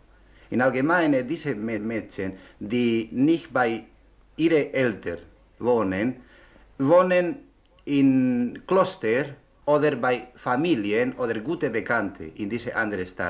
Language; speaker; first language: German; non-native, learner; Spanish